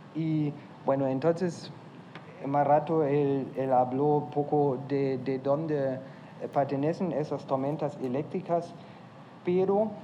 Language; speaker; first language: Spanish; non-native, fluent; German